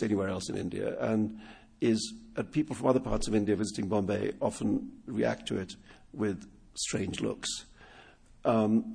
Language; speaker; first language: English; non-native, local second language; Urdu